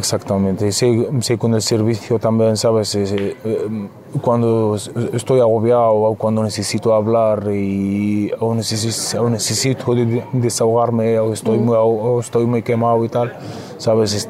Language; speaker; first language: Spanish; non-native, fluent; Arabic